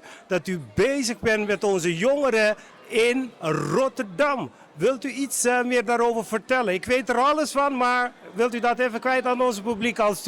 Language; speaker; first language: Dutch; non-native, local second language; Papiamento